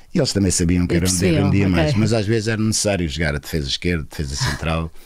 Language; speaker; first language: Portuguese; non-native, local second language; Kabuverdianu